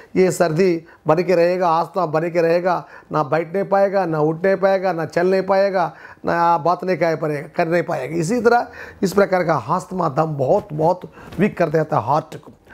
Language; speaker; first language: Hindi; non-native, local second language; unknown